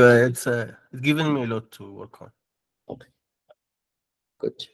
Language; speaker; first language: English; non-native, learner; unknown